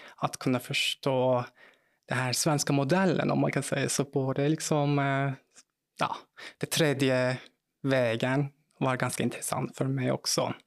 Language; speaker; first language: Swedish; non-native, fluent; Turkish